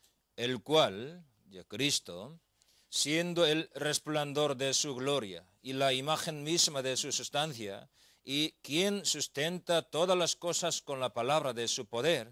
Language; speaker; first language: Spanish; non-native, learner; Korean